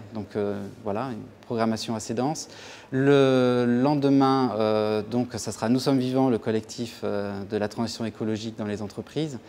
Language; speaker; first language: French; native; French